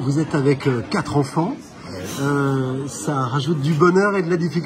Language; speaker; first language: French; native; French